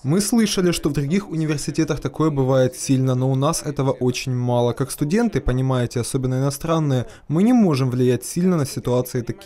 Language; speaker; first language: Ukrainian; non-native, fluent; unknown